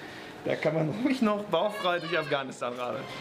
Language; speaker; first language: German; native; German